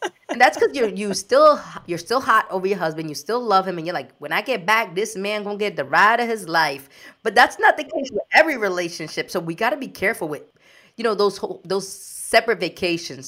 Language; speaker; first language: English; early bilingual, other home language; Spanish